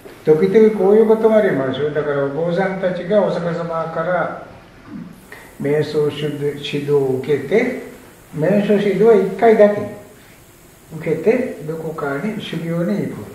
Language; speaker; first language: Japanese; non-native, fluent; Sinhala